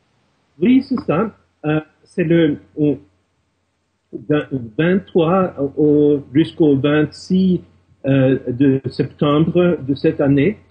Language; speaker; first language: French; non-native, fluent; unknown